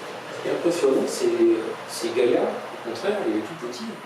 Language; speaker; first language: French; native; French